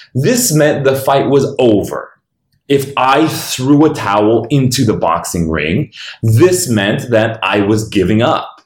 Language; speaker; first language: English; native; English